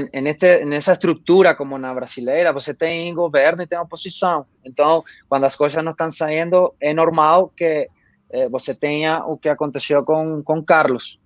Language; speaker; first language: Portuguese; non-native, fluent; Spanish